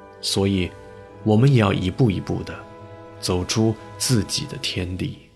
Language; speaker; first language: Chinese; native; Chinese